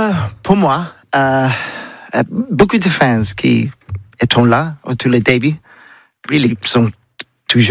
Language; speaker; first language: French; non-native, learner; English